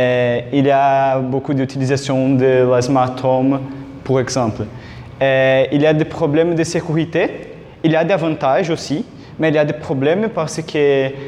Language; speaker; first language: French; non-native, learner; Portuguese